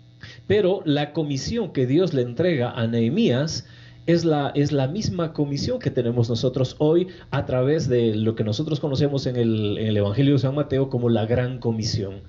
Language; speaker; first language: Spanish; native; Spanish